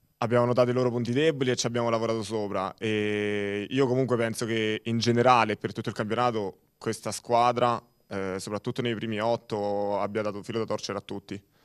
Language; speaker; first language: Italian; native; Italian